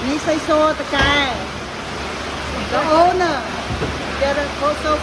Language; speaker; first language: English; non-native, learner; Vietnamese